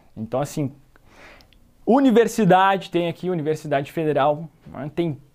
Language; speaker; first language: Portuguese; native; Portuguese